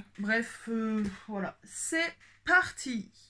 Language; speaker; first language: French; native; French